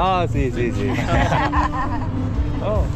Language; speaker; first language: Spanish; non-native, learner; Korean